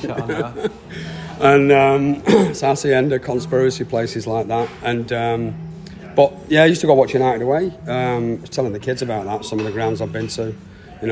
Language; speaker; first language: English; native; English